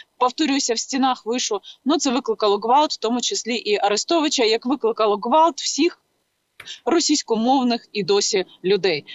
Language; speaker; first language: Ukrainian; native; Ukrainian